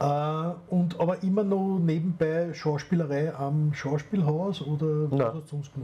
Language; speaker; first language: German; native; German